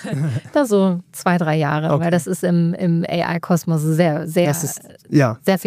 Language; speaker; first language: German; native; German